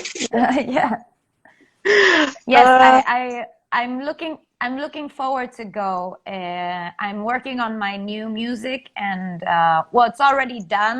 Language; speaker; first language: English; non-native, fluent; Spanish